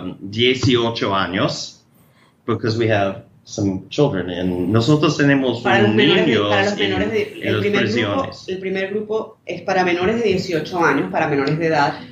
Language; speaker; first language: Spanish; non-native, learner; English